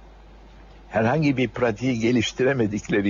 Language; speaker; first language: Turkish; native; Turkish